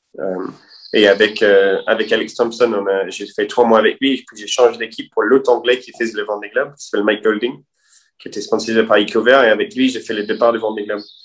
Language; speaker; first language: French; non-native, fluent; English